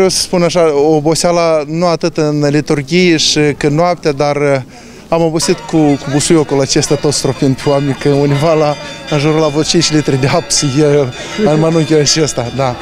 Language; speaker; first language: Romanian; native; Romanian